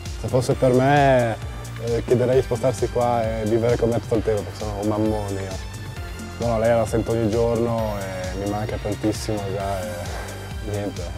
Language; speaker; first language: Italian; early bilingual, other home language; Bosnian